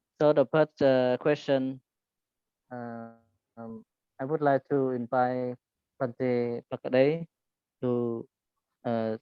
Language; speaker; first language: English; non-native, learner; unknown